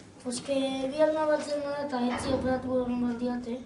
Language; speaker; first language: Basque; non-native, local second language; Spanish